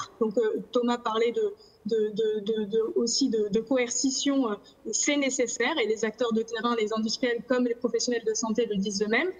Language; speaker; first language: French; native; French